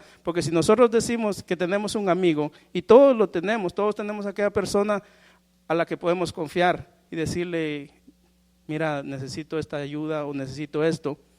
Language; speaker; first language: Spanish; native; Spanish